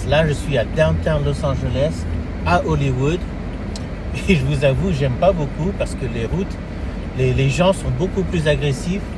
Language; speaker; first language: French; early bilingual, heritage; French